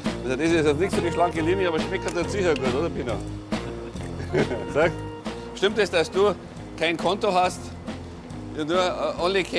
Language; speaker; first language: German; native; German